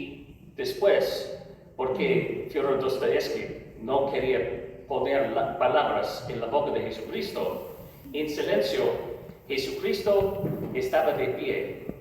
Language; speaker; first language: Spanish; non-native, learner; English